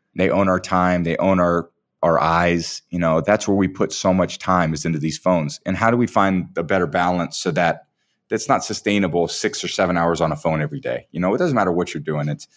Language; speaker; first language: English; native; English